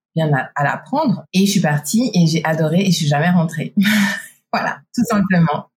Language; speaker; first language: French; native; French